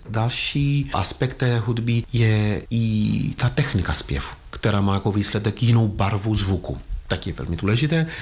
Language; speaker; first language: Czech; non-native, fluent; Greek